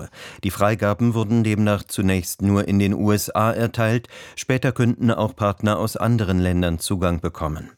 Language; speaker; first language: German; native; German